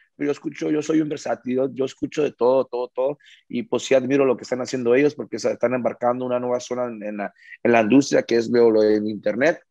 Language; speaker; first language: Spanish; early bilingual, heritage; Spanish